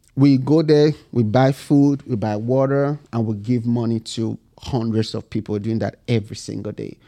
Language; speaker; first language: English; non-native, local second language; Bini